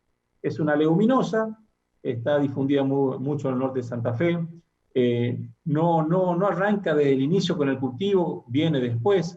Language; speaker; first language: Spanish; native; Spanish